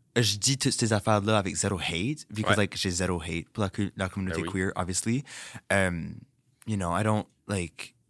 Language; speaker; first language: French; native; French